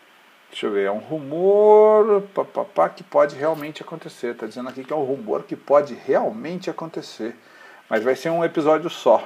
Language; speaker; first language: Portuguese; native; Portuguese